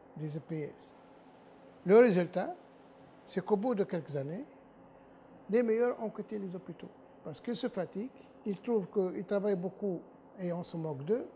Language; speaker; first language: French; non-native, local second language; Arabic